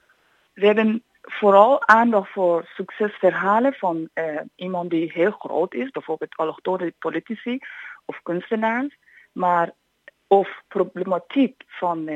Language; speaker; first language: Dutch; non-native, fluent; Persian